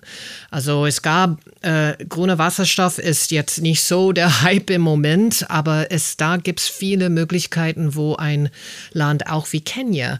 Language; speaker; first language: German; non-native, fluent; English